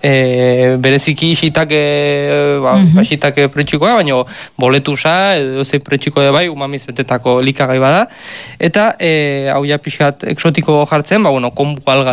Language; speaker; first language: Basque; native; Basque